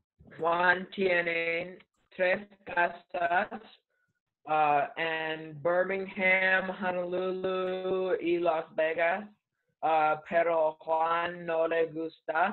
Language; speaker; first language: Spanish; non-native, learner; English